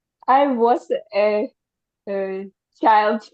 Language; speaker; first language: English; non-native, learner; Ukrainian